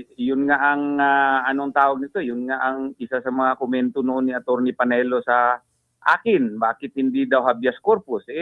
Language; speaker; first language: Filipino; non-native, local second language; Cebuano